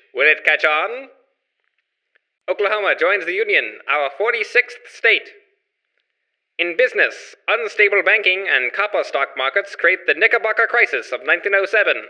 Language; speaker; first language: English; native; English